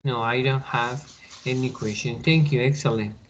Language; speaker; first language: English; non-native, learner; Spanish